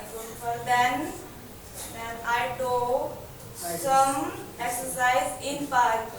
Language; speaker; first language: English; non-native, local second language; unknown